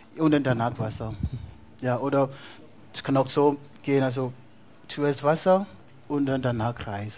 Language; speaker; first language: German; non-native, fluent; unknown